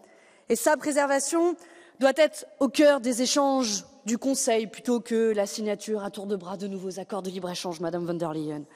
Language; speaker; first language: French; native; French